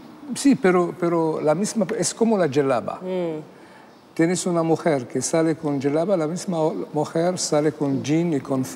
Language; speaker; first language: Spanish; non-native, fluent; Arabic